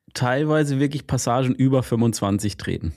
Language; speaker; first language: German; native; German